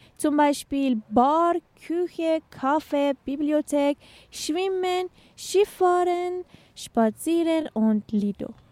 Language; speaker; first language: German; non-native, learner; Persian